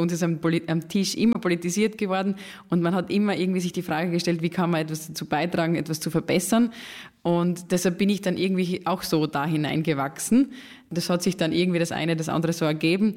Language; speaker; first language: German; native; German